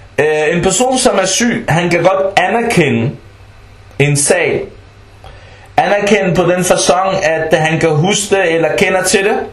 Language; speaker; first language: Danish; early bilingual, other home language; Arabic